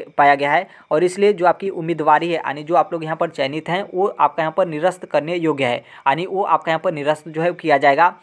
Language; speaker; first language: Hindi; native; Hindi